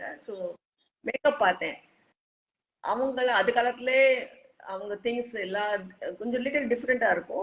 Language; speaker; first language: Tamil; non-native, local second language; Hindi